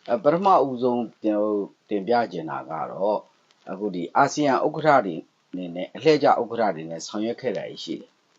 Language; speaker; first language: Burmese; non-native, local second language; Pa'o Karen